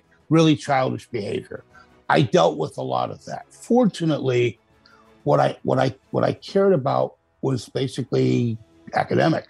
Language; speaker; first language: English; native; English